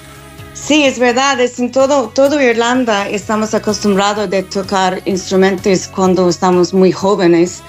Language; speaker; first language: Spanish; non-native, learner; English